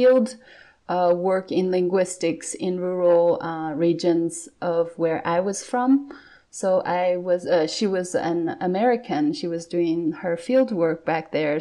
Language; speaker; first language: English; non-native, fluent; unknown